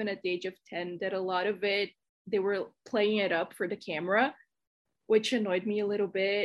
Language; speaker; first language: English; non-native, fluent; Portuguese